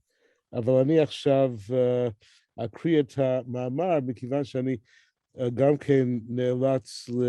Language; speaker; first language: Hebrew; non-native, fluent; English